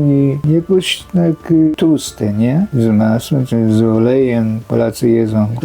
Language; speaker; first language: Polish; non-native, fluent; Japanese